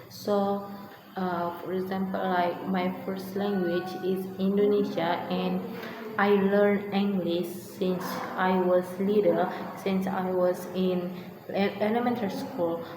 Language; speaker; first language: English; non-native, learner; Indonesian